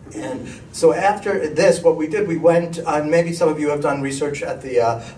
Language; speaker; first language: English; native; English